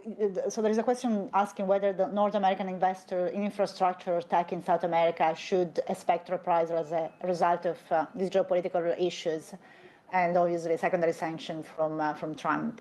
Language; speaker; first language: English; non-native, fluent; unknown